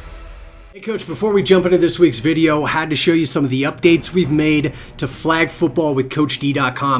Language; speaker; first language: English; native; English